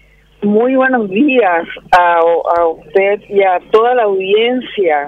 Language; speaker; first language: Spanish; native; Spanish